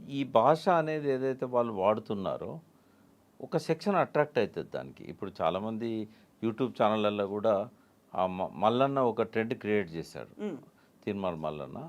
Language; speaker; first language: Telugu; native; Telugu